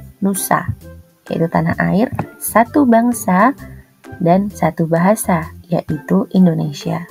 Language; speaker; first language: Indonesian; native; Indonesian